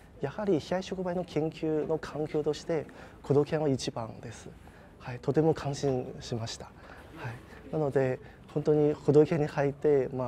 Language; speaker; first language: Japanese; non-native, fluent; Chinese